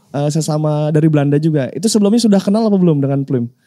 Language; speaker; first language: Indonesian; native; Indonesian